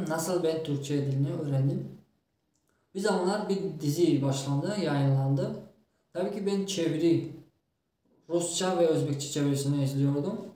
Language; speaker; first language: Turkish; non-native, fluent; Tajik